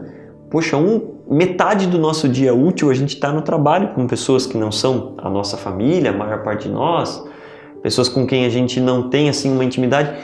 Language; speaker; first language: Portuguese; native; Portuguese